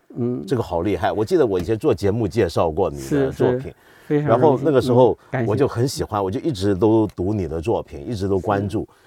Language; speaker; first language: Chinese; native; Chinese